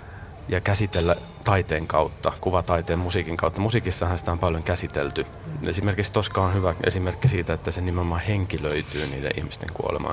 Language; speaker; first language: Finnish; native; Finnish